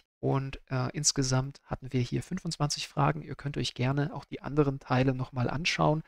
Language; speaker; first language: German; native; German